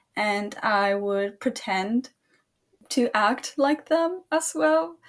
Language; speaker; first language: English; early bilingual, other home language; Spanish